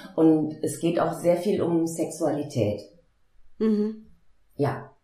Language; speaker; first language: German; native; German